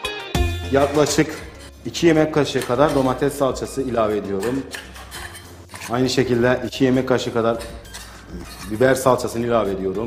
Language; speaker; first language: Turkish; native; Turkish